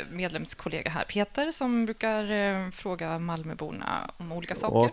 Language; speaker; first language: Swedish; native; Swedish